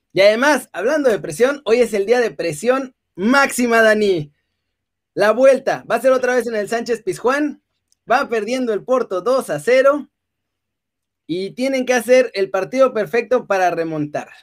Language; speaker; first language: Spanish; native; Spanish